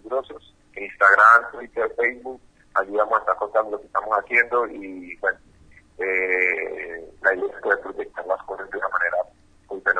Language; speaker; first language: Spanish; native; Spanish